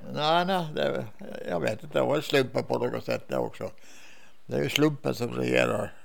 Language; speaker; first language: Swedish; native; Swedish